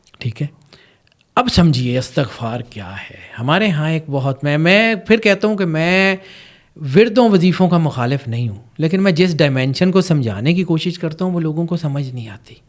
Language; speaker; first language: Urdu; non-native, local second language; Punjabi